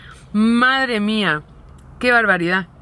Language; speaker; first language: Spanish; native; Spanish